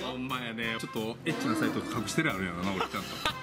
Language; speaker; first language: Japanese; native; Japanese